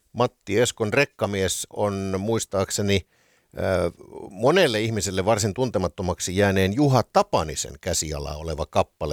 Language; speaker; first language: Finnish; native; Finnish